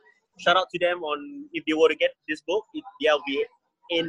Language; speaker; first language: English; native; English